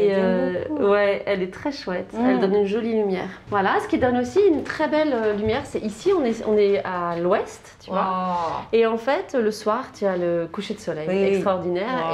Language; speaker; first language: French; native; French